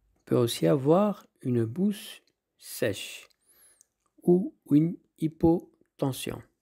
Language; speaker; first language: French; non-native, local second language; Arabic